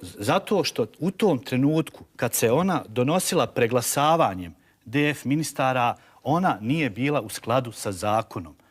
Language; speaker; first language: Bosnian; native; Bosnian